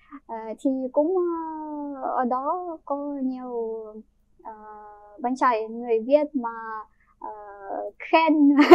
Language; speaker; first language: Vietnamese; non-native, fluent; Ukrainian